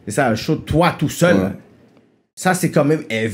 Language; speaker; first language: French; native; French